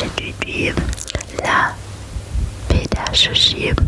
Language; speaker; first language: French; non-native, learner; German